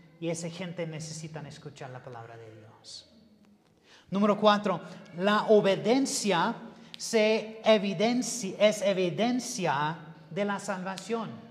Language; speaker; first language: Spanish; non-native, learner; English